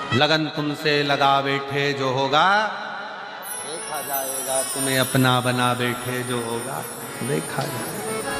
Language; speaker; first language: Hindi; native; Hindi